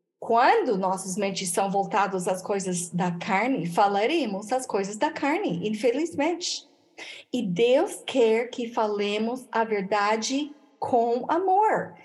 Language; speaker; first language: Portuguese; non-native, fluent; English